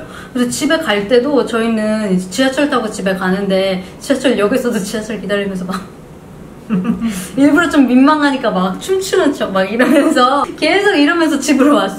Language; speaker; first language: Korean; early bilingual, heritage; Korean